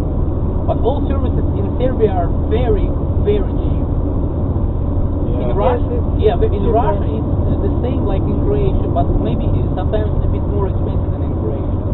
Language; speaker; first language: English; non-native, fluent; Russian